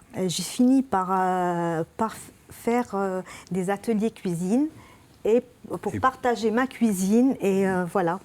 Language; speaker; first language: French; non-native, local second language; Arabic